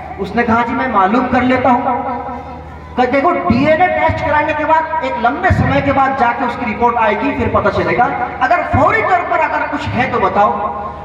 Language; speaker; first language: Urdu; non-native, local second language; Bangla